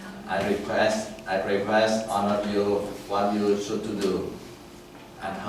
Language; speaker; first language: English; non-native, fluent; Vietnamese